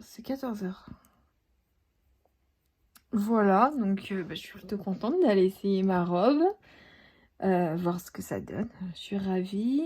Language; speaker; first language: French; native; French